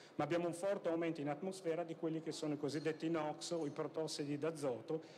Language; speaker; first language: Italian; native; Italian